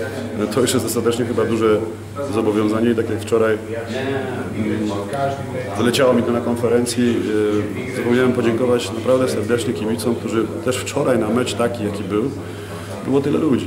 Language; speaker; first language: Polish; native; Polish